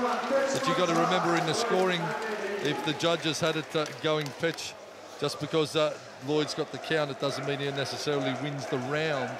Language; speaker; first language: English; native; English